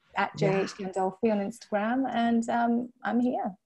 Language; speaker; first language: English; native; English